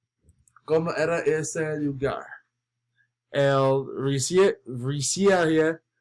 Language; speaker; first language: Spanish; non-native, learner; English